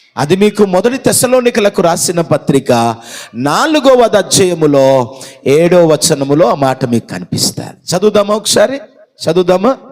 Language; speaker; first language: Telugu; non-native, local second language; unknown